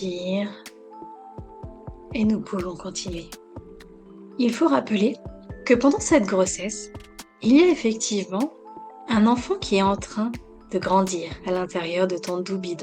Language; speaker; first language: French; native; French